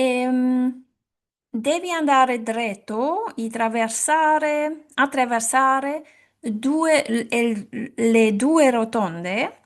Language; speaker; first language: Italian; non-native, learner; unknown